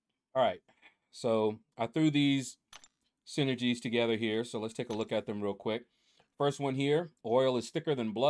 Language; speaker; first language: English; native; English